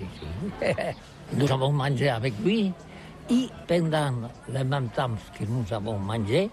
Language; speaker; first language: French; non-native, learner; Catalan